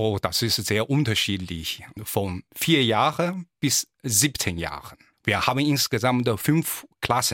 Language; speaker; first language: German; non-native, fluent; Chinese